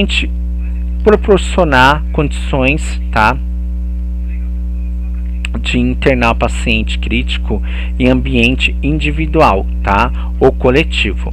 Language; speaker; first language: Portuguese; native; Portuguese